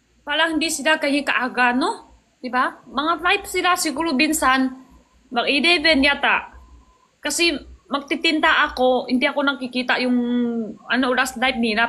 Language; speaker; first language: Filipino; non-native, learner; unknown